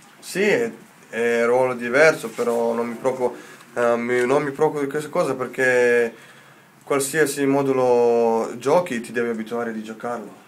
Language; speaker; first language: Italian; non-native, fluent; Slovenian